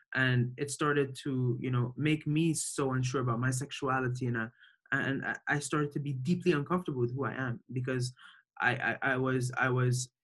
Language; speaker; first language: English; early bilingual, other home language; Arabic